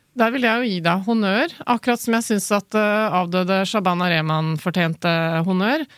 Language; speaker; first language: Norwegian; native; Norwegian